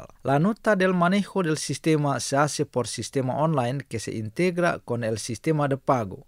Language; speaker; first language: Spanish; non-native, fluent; Indonesian